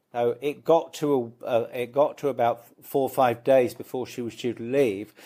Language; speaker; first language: English; native; English